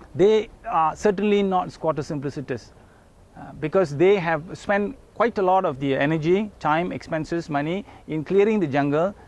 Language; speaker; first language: English; non-native, local second language; Tamil